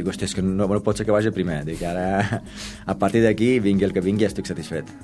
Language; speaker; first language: Catalan; non-native, fluent; Romanian